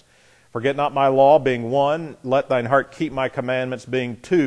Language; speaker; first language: English; native; English